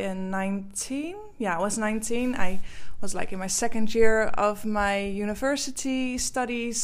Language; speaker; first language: English; non-native, fluent; Dutch